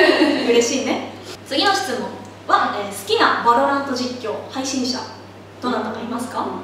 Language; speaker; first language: Japanese; native; Japanese